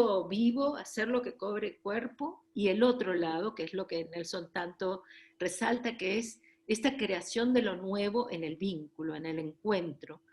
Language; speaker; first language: Spanish; native; Spanish